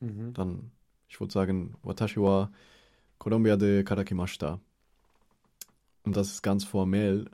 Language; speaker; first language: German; non-native, fluent; Spanish